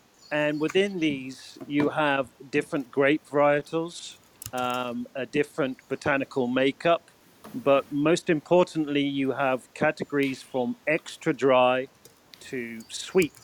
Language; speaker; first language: English; native; English